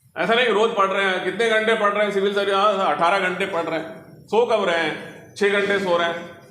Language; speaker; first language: Hindi; non-native, local second language; Telugu